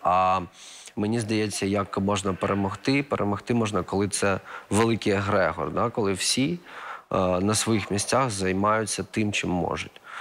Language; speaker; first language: Ukrainian; native; Ukrainian